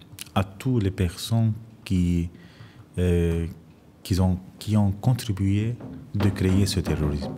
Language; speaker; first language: French; non-native, fluent; Arabic